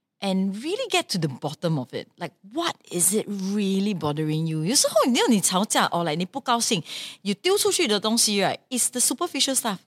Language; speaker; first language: English; non-native, local second language; Chinese